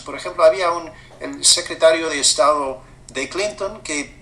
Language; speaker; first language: Spanish; non-native, fluent; English